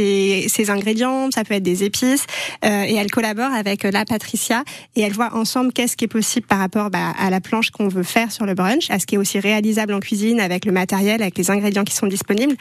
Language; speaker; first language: French; native; French